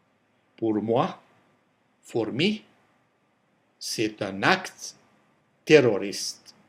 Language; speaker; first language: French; non-native, local second language; Arabic